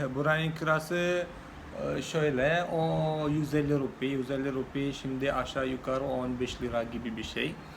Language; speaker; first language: Turkish; non-native, fluent; Malayalam